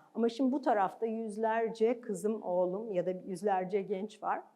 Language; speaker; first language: Turkish; native; Turkish